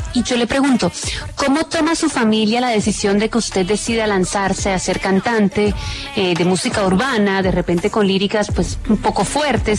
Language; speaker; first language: Spanish; native; Spanish